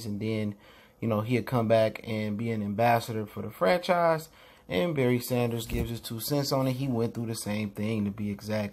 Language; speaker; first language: English; native; English